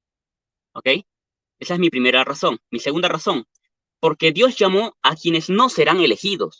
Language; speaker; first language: Spanish; native; Spanish